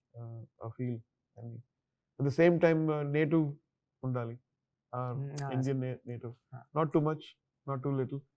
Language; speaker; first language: Telugu; non-native, learner; Tamil